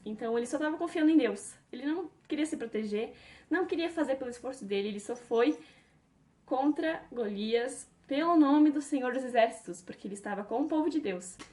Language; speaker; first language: Portuguese; native; Portuguese